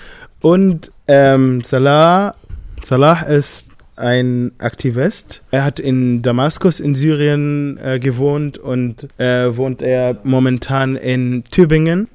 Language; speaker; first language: German; non-native, learner; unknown